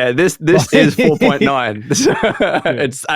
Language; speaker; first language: English; native; English